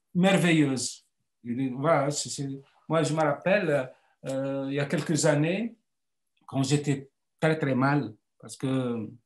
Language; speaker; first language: French; non-native, local second language; Arabic